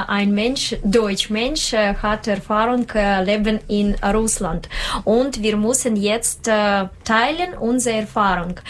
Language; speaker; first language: German; non-native, learner; Russian